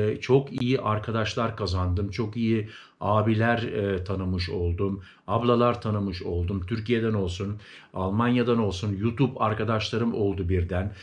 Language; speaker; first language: Turkish; early bilingual, heritage; Turkish